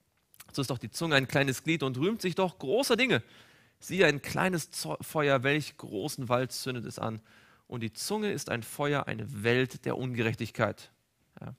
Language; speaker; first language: German; native; German